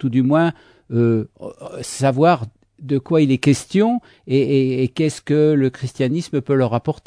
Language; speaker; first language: French; native; French